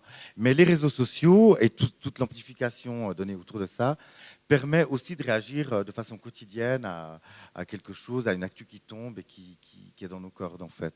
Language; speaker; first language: French; native; French